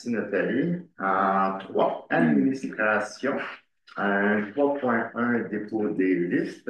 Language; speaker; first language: French; native; French